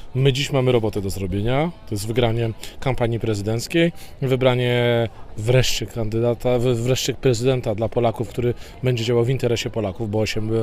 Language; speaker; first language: Polish; native; Polish